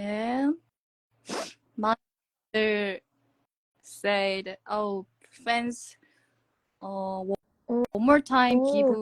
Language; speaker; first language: English; non-native, learner; Korean